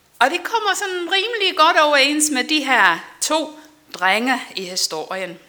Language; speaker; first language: Danish; non-native, fluent; Dutch